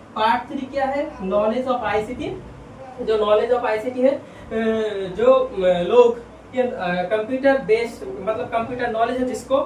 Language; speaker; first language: Hindi; non-native, local second language; Bangla